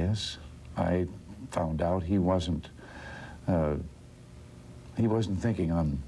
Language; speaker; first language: English; native; English